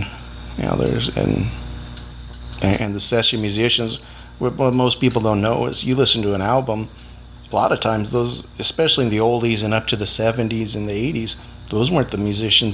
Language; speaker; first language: English; native; English